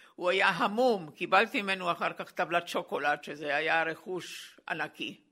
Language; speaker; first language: Hebrew; non-native, fluent; Slovak